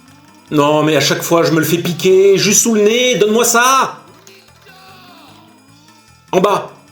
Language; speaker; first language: French; native; French